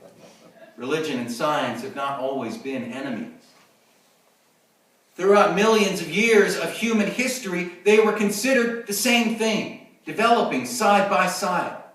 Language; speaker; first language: English; native; English